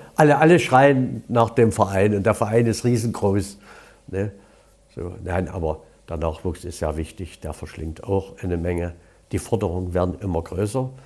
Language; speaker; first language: German; native; German